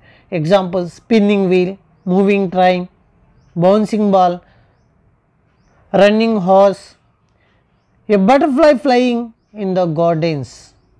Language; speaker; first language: English; non-native, local second language; Telugu